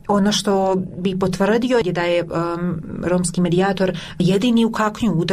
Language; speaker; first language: Croatian; native; Croatian